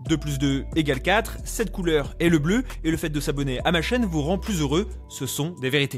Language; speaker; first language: French; native; French